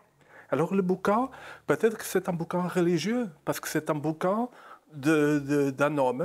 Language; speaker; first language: French; non-native, fluent; Portuguese